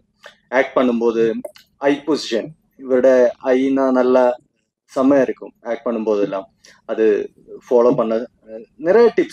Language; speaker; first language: Tamil; non-native, fluent; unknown